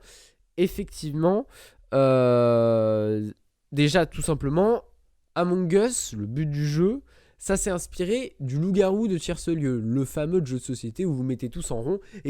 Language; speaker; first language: French; native; French